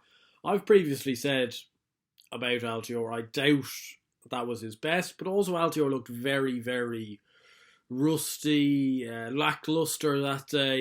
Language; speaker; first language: English; native; English